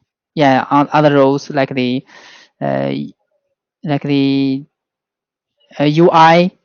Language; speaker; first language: English; non-native, learner; Chinese